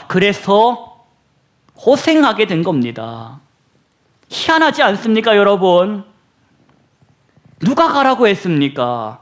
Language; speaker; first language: Korean; native; Korean